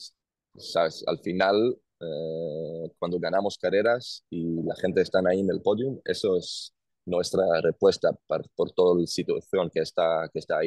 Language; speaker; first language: Spanish; non-native, learner; Hebrew